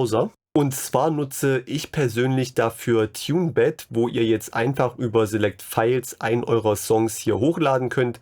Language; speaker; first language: German; native; German